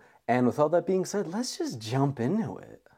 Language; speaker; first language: English; native; English